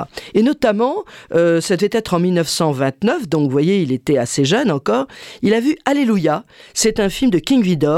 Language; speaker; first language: French; native; French